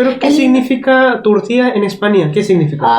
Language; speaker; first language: Spanish; non-native, learner; Bangla